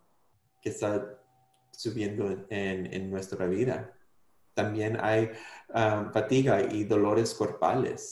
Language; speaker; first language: Spanish; non-native, fluent; English